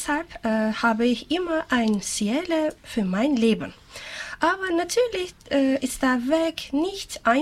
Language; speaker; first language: German; non-native, learner; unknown